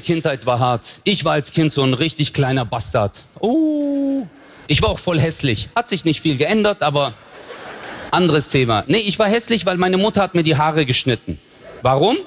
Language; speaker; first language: German; early bilingual, other home language; Turkish